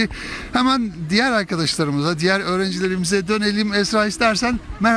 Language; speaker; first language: Turkish; native; Turkish